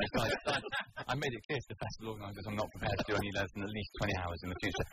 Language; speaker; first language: English; native; English